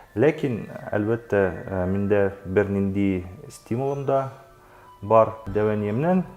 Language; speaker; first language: Tatar; non-native, local second language; Russian